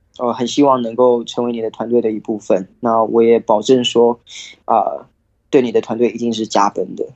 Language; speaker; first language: Chinese; early bilingual, heritage; Chinese